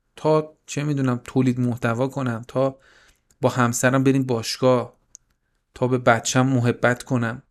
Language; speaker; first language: Persian; native; Persian